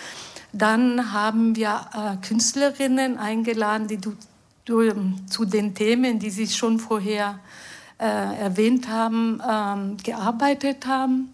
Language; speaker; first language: German; non-native, fluent; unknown